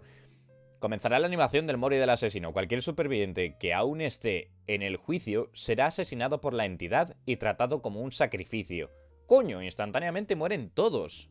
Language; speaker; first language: Spanish; native; Spanish